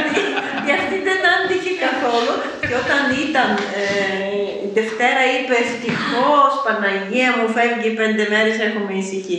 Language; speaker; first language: Greek; non-native, fluent; Ukrainian